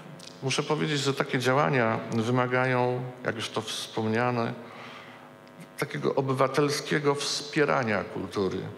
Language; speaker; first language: Polish; native; Polish